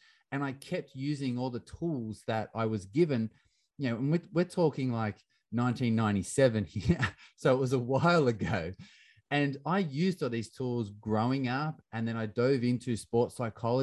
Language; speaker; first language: English; native; English